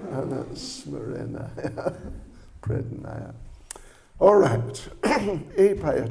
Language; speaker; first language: Russian; non-native, learner; English